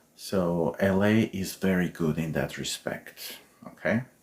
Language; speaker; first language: English; non-native, fluent; Armenian